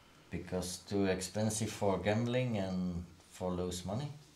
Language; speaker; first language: English; non-native, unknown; Dutch